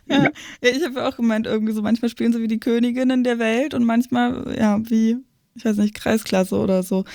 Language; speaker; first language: German; native; German